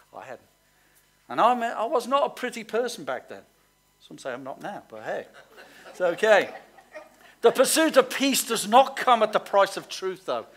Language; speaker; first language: English; native; English